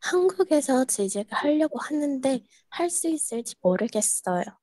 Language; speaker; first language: Korean; non-native, learner; Indonesian